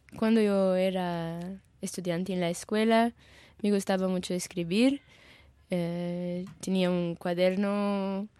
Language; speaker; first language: Spanish; non-native, learner; Arabic